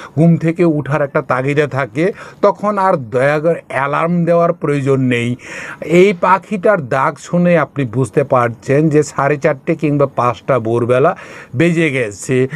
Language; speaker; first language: Bangla; non-native, local second language; Kok Borok